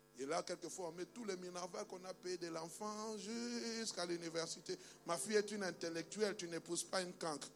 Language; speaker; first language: French; non-native, local second language; Luba-Lulua